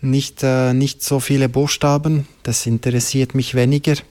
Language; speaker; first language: German; non-native, local second language; French